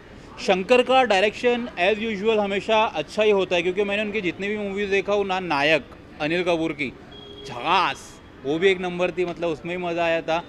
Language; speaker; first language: Hindi; native; Hindi